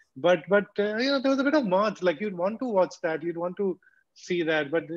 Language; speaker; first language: English; non-native, local second language; Bangla